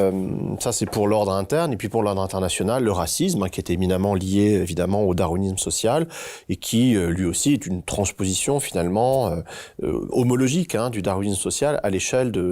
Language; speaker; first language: French; native; French